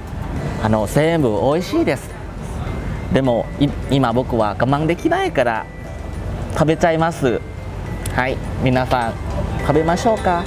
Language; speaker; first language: Japanese; non-native, learner; Thai